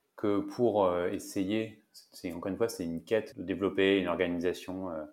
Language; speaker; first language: French; native; French